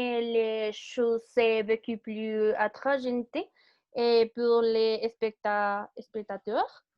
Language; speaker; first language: French; non-native, learner; Spanish